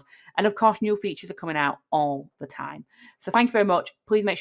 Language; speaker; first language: English; native; English